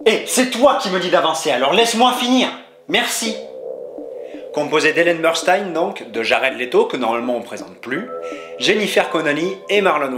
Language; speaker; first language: French; native; French